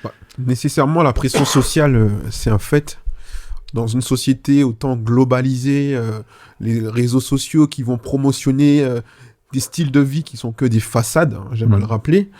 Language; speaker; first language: French; native; French